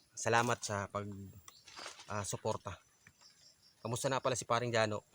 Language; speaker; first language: Filipino; native; Filipino